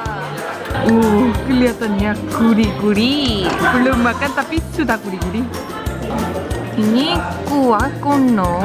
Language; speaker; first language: Indonesian; non-native, fluent; Korean